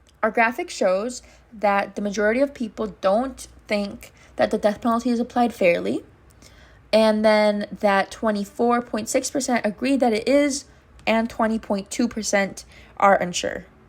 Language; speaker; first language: English; non-native, fluent; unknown